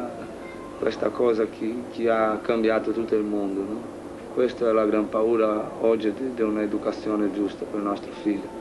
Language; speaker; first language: Italian; non-native, fluent; Portuguese